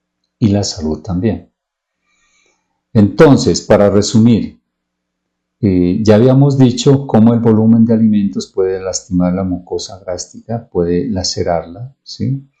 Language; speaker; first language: Spanish; native; Spanish